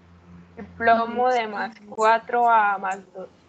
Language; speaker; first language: Spanish; native; Spanish